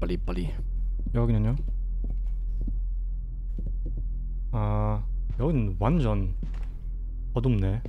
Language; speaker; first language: Korean; non-native, fluent; German